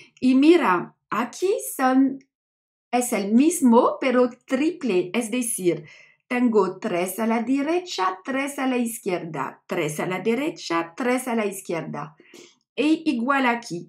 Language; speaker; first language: Spanish; non-native, learner; French